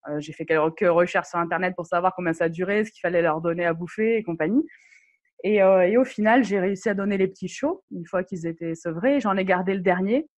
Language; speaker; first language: French; non-native, local second language; Arabic